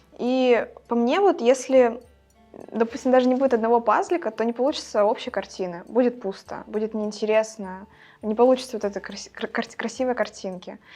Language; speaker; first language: Russian; native; Russian